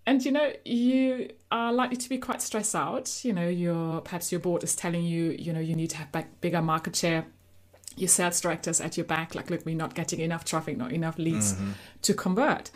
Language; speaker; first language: English; non-native, fluent; German